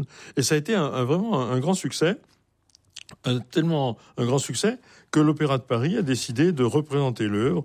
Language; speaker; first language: French; native; French